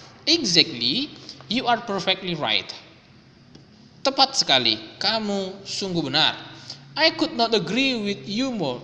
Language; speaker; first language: English; non-native, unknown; Indonesian